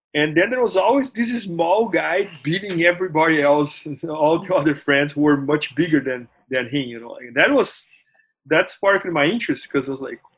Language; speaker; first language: English; non-native, fluent; Portuguese